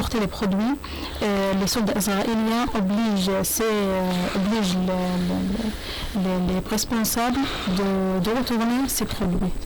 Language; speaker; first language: French; non-native, learner; Arabic